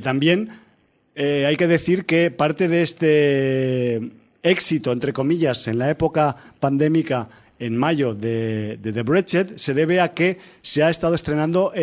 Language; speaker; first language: Spanish; native; Spanish